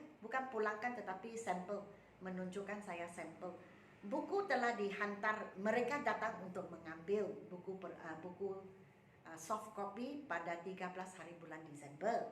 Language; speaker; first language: Malay; non-native, local second language; Min Nan Chinese